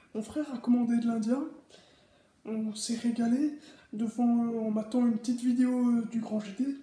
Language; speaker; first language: French; native; French